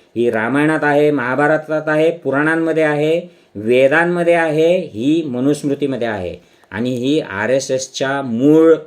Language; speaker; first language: Marathi; non-native, local second language; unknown